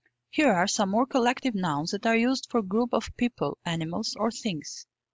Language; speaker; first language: English; non-native, fluent; Albanian